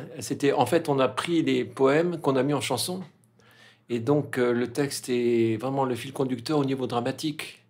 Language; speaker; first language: French; native; French